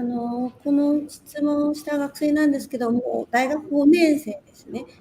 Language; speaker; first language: Japanese; non-native, local second language; Chinese